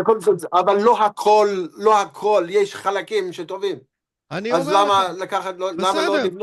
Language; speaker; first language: Hebrew; non-native, fluent; English